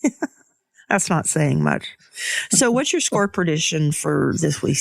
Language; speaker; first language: English; native; English